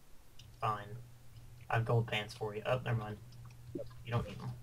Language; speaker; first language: English; native; English